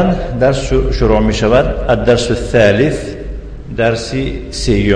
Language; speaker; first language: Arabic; non-native, fluent; Tajik